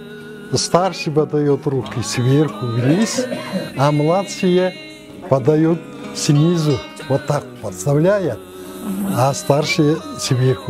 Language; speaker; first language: Russian; non-native, local second language; Tuvinian